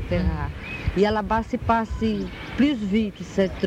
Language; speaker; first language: French; non-native, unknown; Portuguese